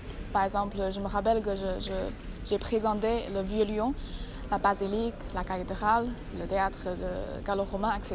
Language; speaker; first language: French; non-native, learner; Chinese